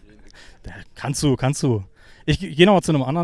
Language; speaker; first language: German; native; German